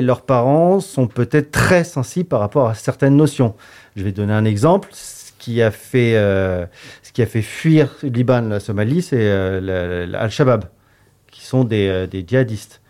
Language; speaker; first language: French; native; French